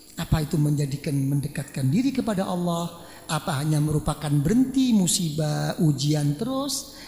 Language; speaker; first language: Malay; non-native, local second language; Javanese